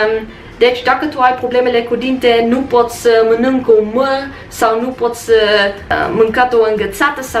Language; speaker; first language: Romanian; non-native, learner; Dutch